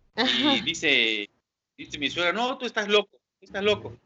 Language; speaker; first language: Spanish; native; Spanish